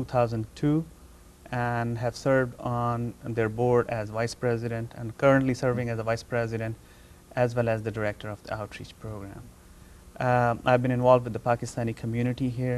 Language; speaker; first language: English; non-native, fluent; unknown